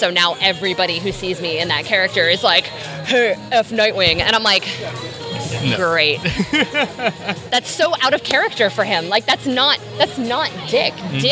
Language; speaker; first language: English; native; English